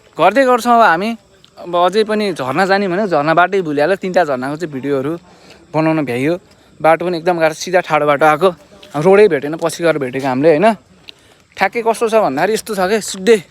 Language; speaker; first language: Nepali; native; Nepali